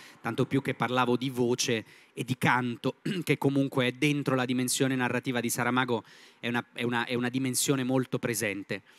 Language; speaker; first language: Italian; native; Italian